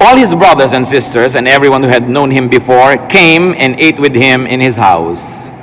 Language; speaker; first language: English; non-native, local second language; Filipino